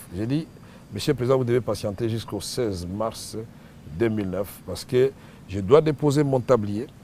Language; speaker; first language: French; non-native, local second language; Swahili